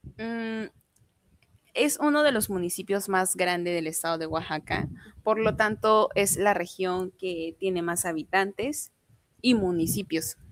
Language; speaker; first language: Spanish; non-native, local second language; Zapotec